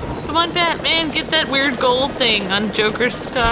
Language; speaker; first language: English; native; English